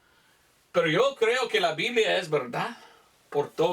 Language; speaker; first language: Spanish; non-native, fluent; English